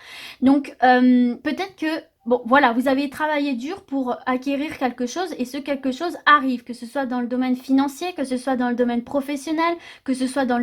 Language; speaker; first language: French; native; French